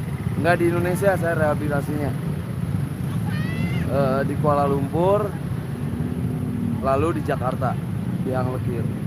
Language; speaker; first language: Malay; non-native, local second language; Sundanese